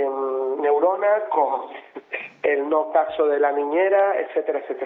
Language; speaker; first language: Spanish; native; Spanish